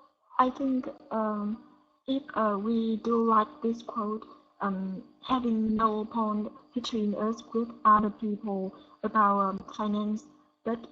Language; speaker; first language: English; non-native, learner; Vietnamese